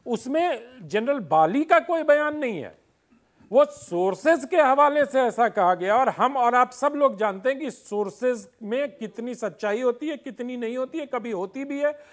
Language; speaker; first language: Hindi; native; Hindi